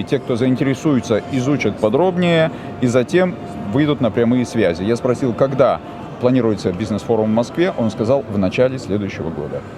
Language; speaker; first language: Russian; native; Russian